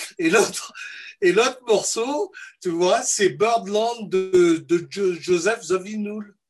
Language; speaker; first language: French; non-native, local second language; Malagasy